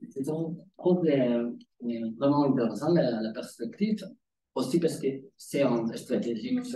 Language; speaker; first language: French; non-native, learner; Spanish